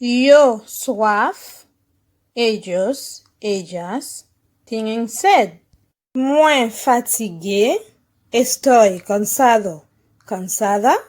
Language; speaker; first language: Spanish; non-native, fluent; Haitian Creole